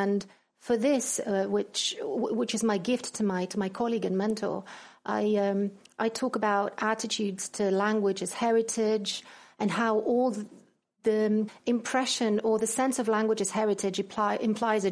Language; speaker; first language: English; non-native, fluent; Greek